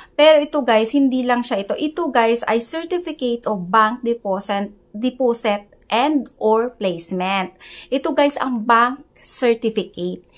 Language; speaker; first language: Filipino; non-native, local second language; Hiligaynon